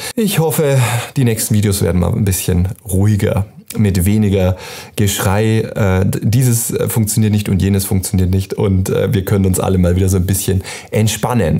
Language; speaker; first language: German; native; German